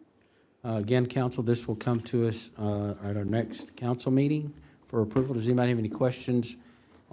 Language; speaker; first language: English; native; English